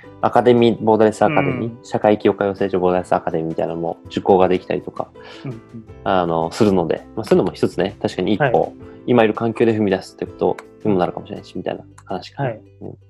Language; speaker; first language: Japanese; native; Japanese